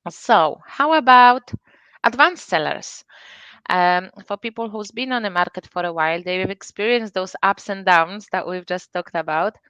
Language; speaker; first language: English; non-native, fluent; Polish